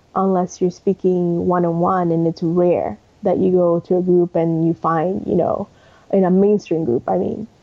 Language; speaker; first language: English; early bilingual, other home language; Spanish